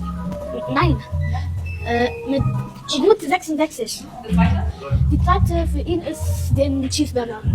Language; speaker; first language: German; early bilingual, other home language; Persian